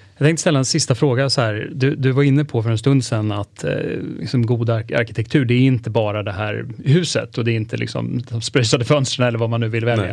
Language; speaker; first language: Swedish; native; Swedish